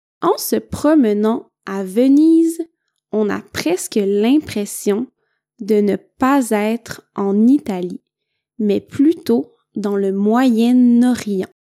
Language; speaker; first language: French; native; French